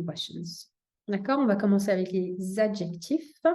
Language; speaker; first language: French; non-native, fluent; English